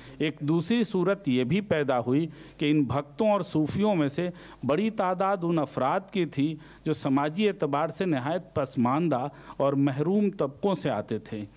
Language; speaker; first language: Urdu; native; Urdu